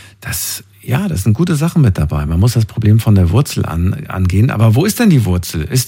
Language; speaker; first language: German; native; German